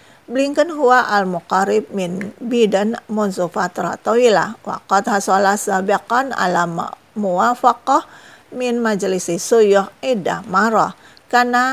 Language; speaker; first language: Arabic; non-native, fluent; Indonesian